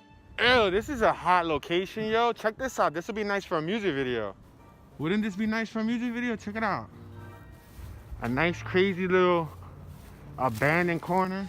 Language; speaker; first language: English; native; English